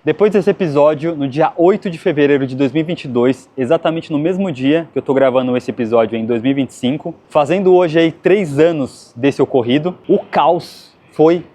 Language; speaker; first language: Portuguese; native; Portuguese